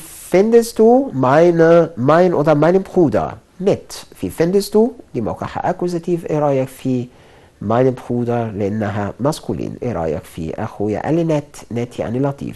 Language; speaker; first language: German; non-native, fluent; Arabic